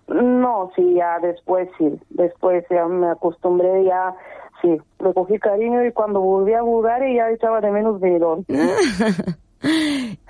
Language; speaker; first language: Spanish; non-native, fluent; Bulgarian